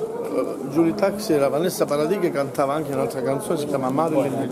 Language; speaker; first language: Italian; native; Italian